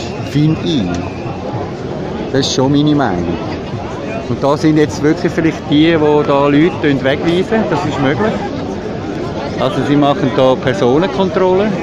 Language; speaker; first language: German; native; German